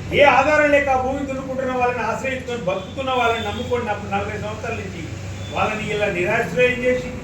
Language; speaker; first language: Telugu; native; Telugu